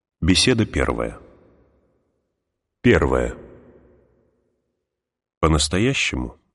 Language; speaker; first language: Russian; native; Russian